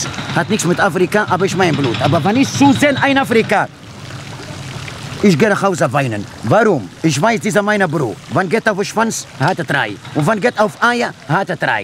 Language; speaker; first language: German; non-native, learner; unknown